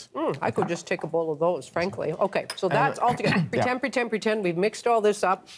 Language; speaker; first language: English; native; English